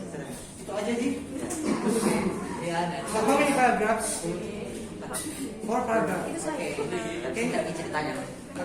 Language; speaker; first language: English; non-native, fluent; Indonesian